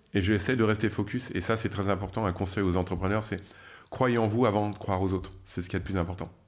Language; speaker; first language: French; native; French